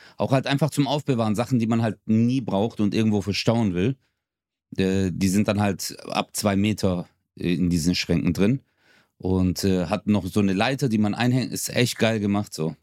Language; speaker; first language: German; early bilingual, other home language; Turkish